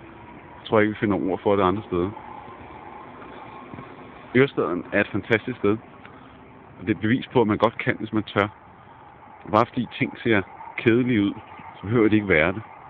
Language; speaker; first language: Danish; native; Danish